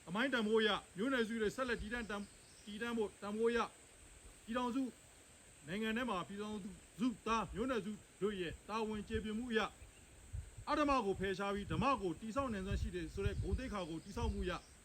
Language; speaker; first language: Burmese; non-native, local second language; Pa'o Karen